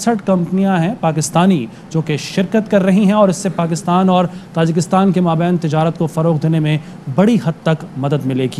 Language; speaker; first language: Urdu; native; Urdu